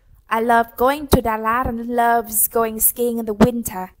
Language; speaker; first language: English; non-native, fluent; Vietnamese